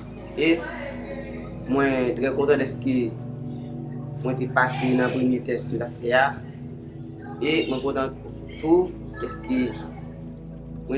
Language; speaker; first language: French; non-native, local second language; Haitian Creole